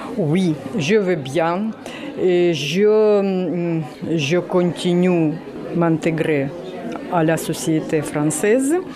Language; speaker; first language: French; non-native, learner; Russian